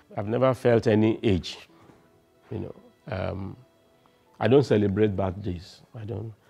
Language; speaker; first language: English; non-native, local second language; Yoruba